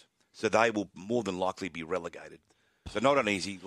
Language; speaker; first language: English; native; English